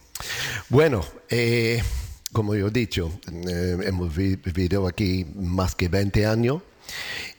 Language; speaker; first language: Spanish; non-native, learner; English